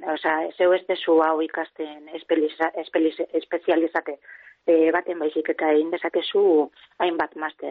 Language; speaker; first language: Basque; native; Basque